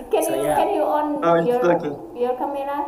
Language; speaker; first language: English; non-native, learner; Indonesian